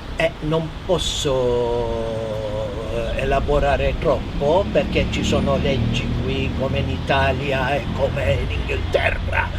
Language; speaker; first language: Italian; non-native, fluent; Maltese